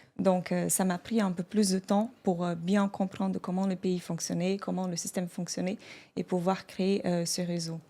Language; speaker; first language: French; non-native, fluent; Portuguese